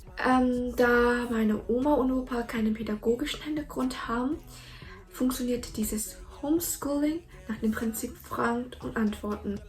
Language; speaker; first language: German; early bilingual, other home language; Vietnamese